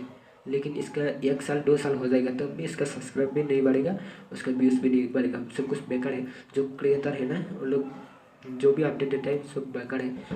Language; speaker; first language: Hindi; non-native, local second language; Bodo